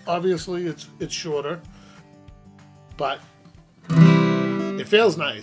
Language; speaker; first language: English; native; English